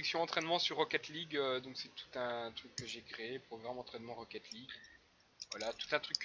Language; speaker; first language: French; native; French